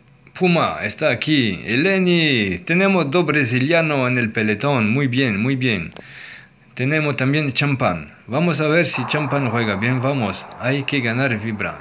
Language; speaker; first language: Spanish; non-native, learner; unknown